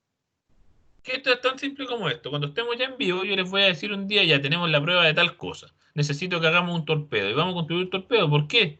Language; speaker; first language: Spanish; native; Spanish